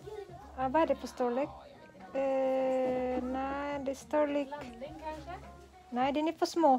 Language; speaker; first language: Swedish; non-native, learner; Cebuano